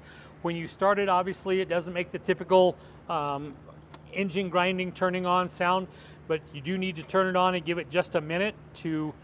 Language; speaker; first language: English; native; English